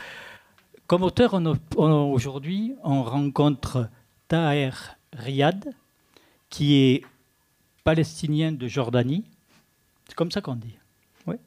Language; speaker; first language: French; native; French